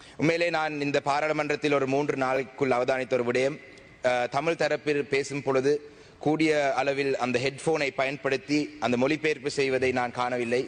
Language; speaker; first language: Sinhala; non-native, local second language; Tamil